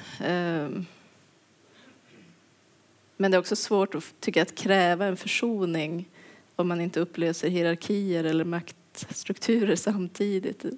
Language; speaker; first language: Swedish; native; Swedish